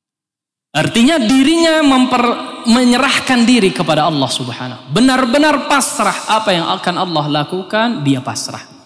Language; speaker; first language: Indonesian; native; Indonesian